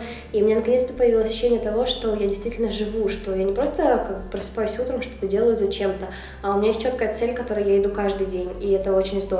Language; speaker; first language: Russian; native; Russian